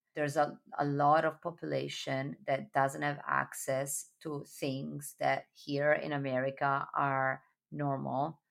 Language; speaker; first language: English; non-native, fluent; Italian